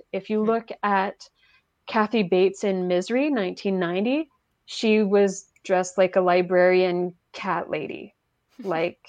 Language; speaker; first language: English; non-native, fluent; French